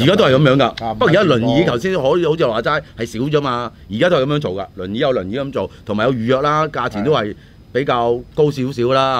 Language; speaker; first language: Cantonese; native; Cantonese